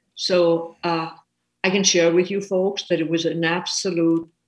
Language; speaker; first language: English; native; English